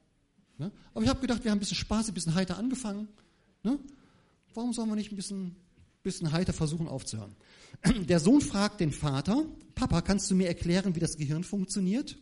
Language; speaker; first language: German; native; German